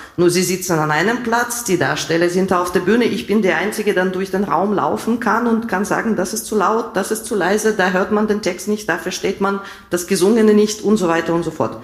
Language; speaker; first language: German; non-native, fluent; Russian